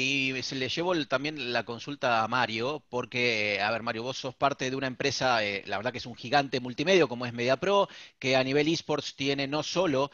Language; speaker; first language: Spanish; native; Spanish